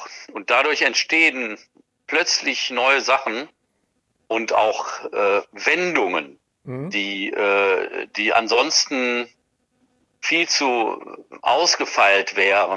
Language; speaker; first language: German; native; German